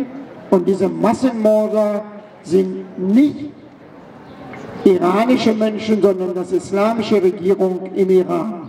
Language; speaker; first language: German; non-native, fluent; Persian